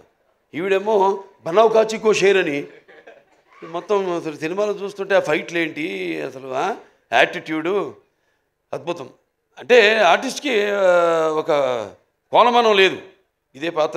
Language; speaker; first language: Telugu; native; Telugu